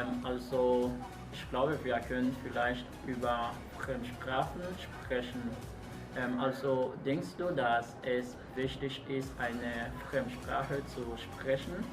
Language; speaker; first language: German; non-native, learner; French